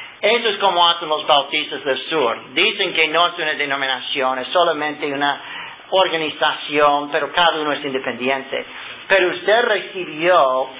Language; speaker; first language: Spanish; non-native, fluent; English